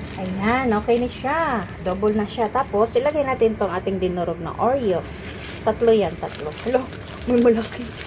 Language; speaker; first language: Filipino; non-native, local second language; Cebuano